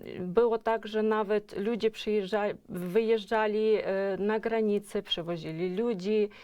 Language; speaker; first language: Polish; non-native, fluent; Ukrainian